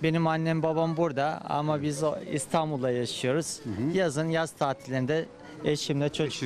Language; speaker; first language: Turkish; non-native, fluent; Bosnian